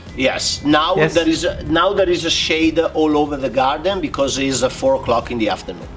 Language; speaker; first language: English; non-native, fluent; Italian